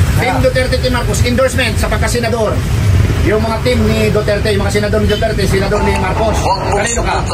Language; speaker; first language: Filipino; native; Filipino